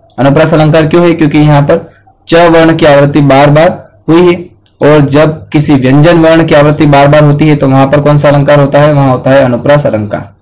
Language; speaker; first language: Hindi; native; Hindi